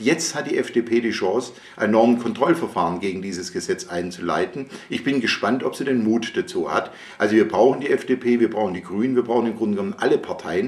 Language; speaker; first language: German; native; German